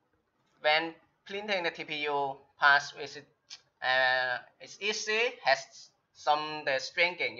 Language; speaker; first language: English; non-native, learner; Chinese